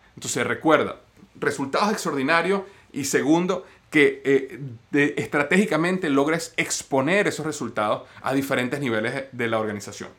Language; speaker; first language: Spanish; native; Spanish